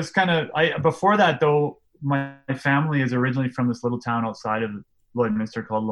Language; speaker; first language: English; native; English